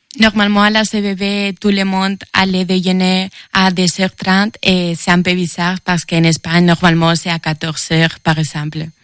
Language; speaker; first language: French; non-native, learner; Spanish